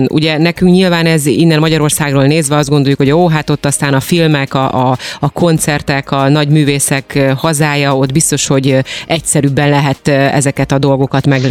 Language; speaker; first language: Hungarian; native; Hungarian